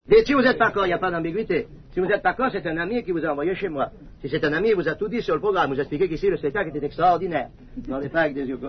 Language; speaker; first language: French; native; French